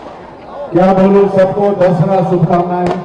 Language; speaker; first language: Hindi; non-native, local second language; Telugu